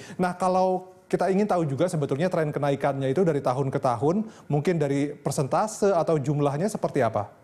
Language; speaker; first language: Indonesian; native; Indonesian